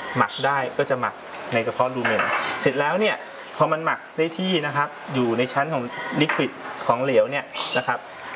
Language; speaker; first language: Thai; native; Thai